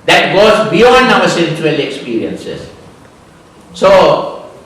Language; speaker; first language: English; non-native, local second language; Sinhala